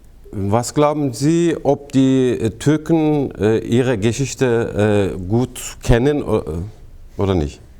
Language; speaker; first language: German; non-native, fluent; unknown